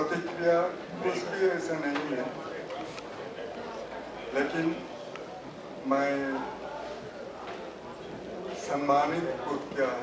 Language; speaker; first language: Hindi; non-native, local second language; Odia